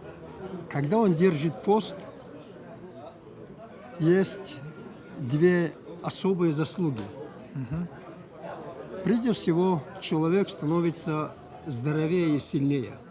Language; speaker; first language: Russian; non-native, local second language; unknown